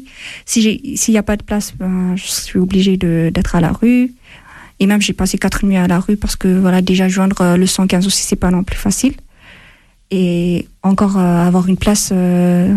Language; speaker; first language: French; non-native, fluent; Amharic